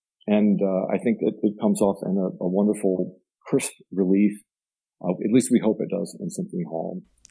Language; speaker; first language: English; native; English